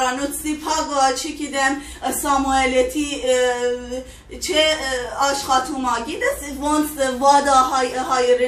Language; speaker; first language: Armenian; non-native, learner; Persian